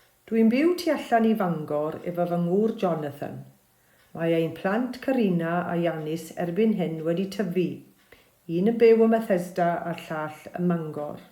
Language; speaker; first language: Welsh; non-native, fluent; German